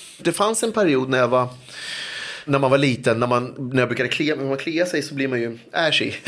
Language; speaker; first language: Swedish; early bilingual, other home language; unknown